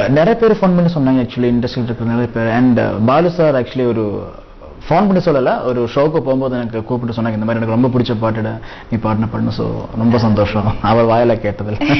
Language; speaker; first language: Tamil; non-native, local second language; Malayalam